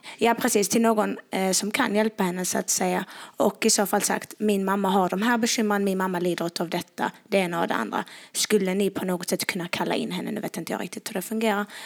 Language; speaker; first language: Swedish; early bilingual, other home language; Tigrinya